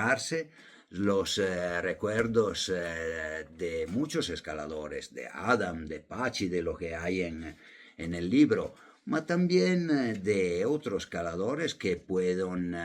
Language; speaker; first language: Spanish; non-native, fluent; Italian